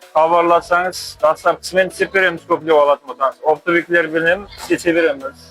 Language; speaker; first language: Uzbek; non-native, local second language; Kara-Kalpak